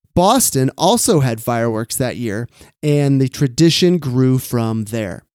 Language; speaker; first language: English; native; English